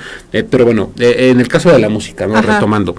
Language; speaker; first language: Spanish; native; Spanish